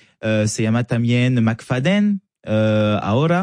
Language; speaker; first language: Spanish; non-native, learner; French